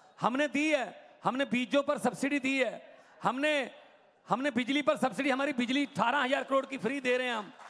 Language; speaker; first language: Hindi; non-native, local second language; Punjabi